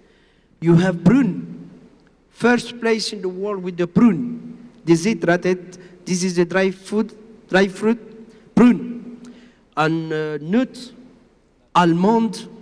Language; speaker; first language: English; non-native, learner; Spanish